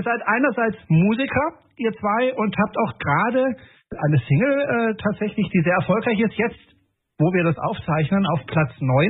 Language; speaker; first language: German; native; German